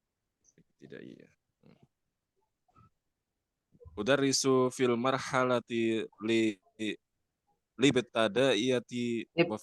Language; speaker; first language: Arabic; non-native, learner; Indonesian